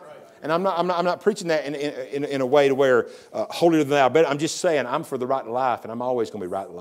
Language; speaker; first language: English; native; English